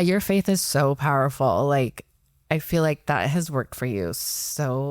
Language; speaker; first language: English; native; English